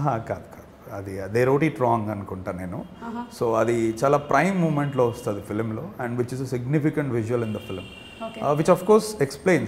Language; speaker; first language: Telugu; native; Telugu